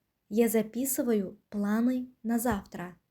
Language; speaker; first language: Russian; non-native, local second language; Uzbek